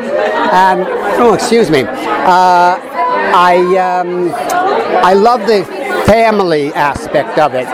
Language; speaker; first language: English; native; English